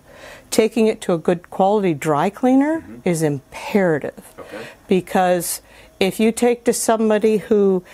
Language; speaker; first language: English; native; English